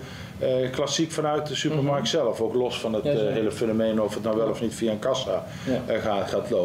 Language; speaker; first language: Dutch; native; Dutch